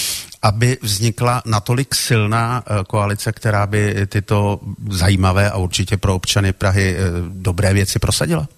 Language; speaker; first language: Czech; native; Czech